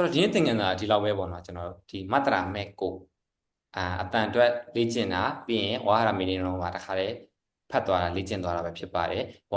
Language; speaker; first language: Burmese; native; Burmese